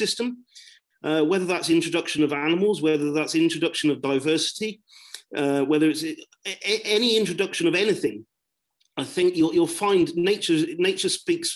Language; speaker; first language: English; native; English